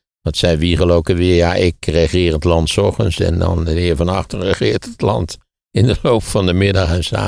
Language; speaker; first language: Dutch; native; Dutch